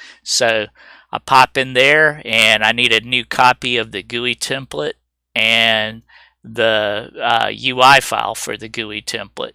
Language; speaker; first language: English; native; English